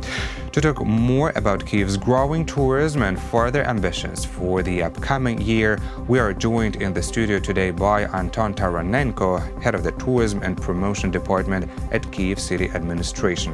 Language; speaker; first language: English; non-native, fluent; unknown